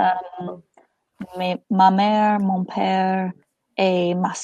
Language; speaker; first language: French; non-native, learner; English